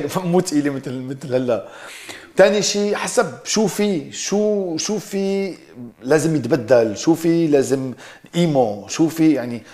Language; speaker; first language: Arabic; early bilingual, heritage; Arabic